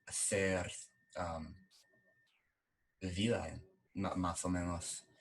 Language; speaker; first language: Spanish; non-native, learner; English